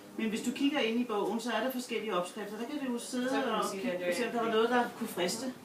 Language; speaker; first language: Danish; native; Danish